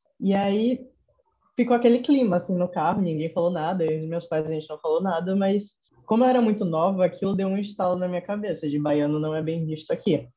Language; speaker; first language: Portuguese; native; Portuguese